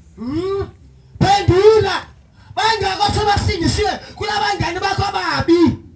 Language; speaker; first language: Zulu; non-native, local second language; Xhosa